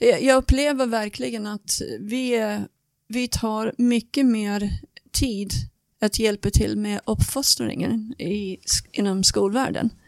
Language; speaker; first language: Swedish; non-native, fluent; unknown